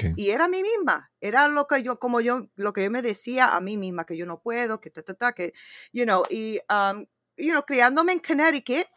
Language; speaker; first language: Spanish; early bilingual, heritage; Spanish